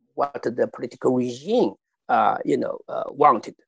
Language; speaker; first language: English; non-native, fluent; Chinese